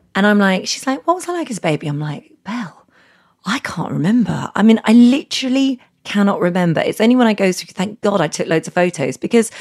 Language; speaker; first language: English; native; English